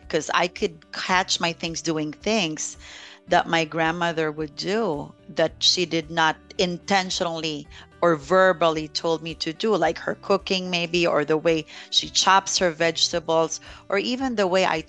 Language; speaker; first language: English; non-native, local second language; Filipino